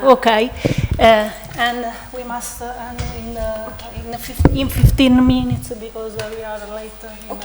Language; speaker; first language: English; non-native, learner; Italian